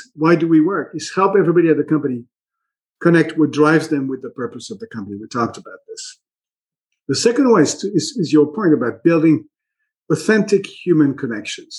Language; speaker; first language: English; native; English